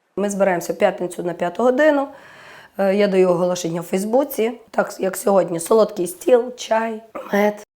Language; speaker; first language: Ukrainian; native; Ukrainian